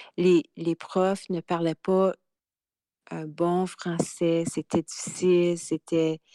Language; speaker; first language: French; native; French